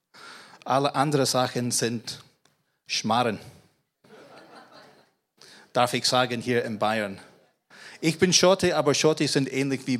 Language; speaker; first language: German; non-native, fluent; English